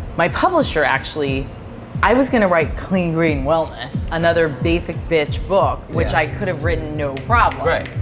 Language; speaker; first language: English; native; English